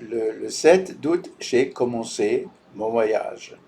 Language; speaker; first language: French; non-native, fluent; German